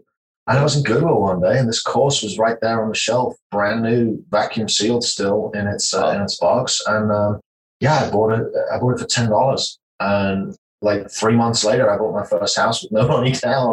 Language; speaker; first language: English; native; English